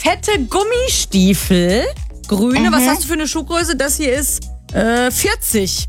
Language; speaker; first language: German; native; German